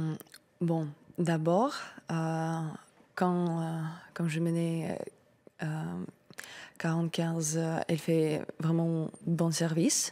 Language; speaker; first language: French; non-native, learner; Russian